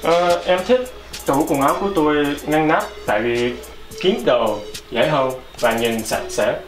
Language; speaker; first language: Vietnamese; early bilingual, heritage; Vietnamese